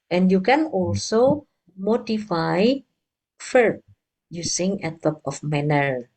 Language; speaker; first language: English; non-native, fluent; Indonesian